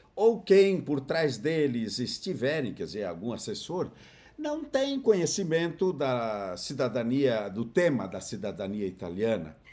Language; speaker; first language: Portuguese; native; Portuguese